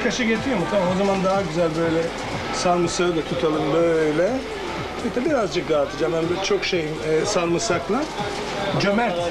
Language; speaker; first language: Turkish; non-native, fluent; English